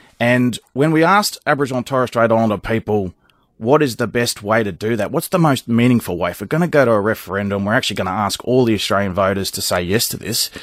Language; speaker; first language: English; native; English